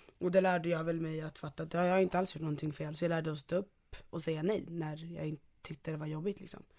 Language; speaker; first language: Swedish; early bilingual, other home language; Ganda